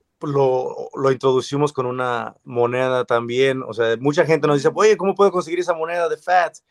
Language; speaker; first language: Spanish; early bilingual, other home language; English